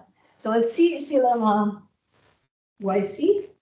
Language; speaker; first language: French; non-native, fluent; German